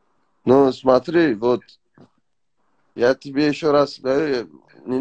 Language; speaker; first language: Russian; non-native, learner; Persian